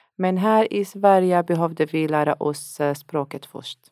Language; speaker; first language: Swedish; non-native, learner; Arabic